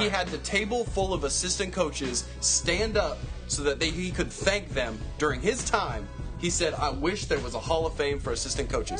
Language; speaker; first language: English; native; English